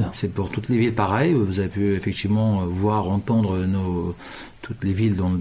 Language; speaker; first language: French; early bilingual, other home language; Turkish